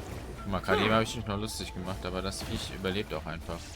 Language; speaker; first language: German; native; German